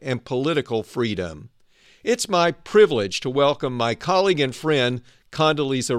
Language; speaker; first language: English; native; English